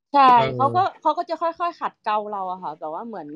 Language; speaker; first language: Thai; native; Thai